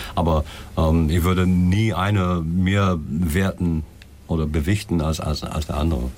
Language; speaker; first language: German; non-native, fluent; English